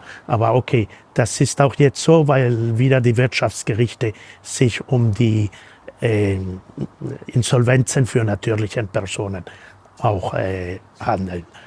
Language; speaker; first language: German; non-native, fluent; Spanish